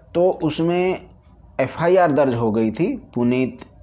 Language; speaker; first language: Hindi; native; Hindi